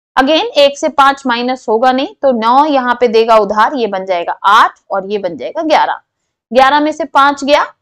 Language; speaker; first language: Hindi; native; Hindi